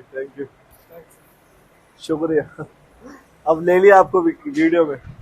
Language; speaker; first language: Hindi; native; Hindi